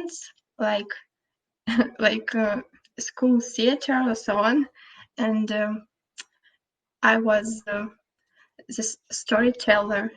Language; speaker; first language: English; non-native, fluent; Russian